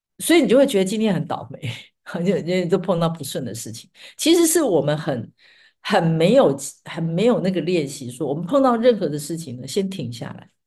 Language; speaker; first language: Chinese; native; Chinese